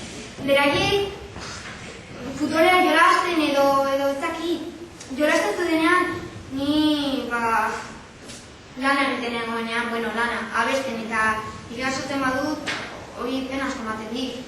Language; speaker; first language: Basque; non-native, local second language; Spanish